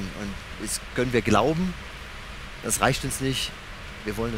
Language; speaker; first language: German; native; German